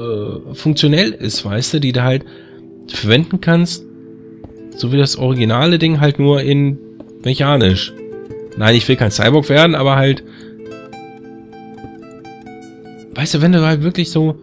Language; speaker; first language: German; native; German